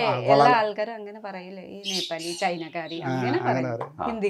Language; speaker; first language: Malayalam; non-native, learner; Nepali